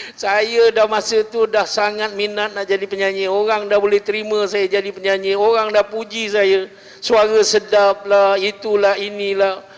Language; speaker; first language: Malay; native; Malay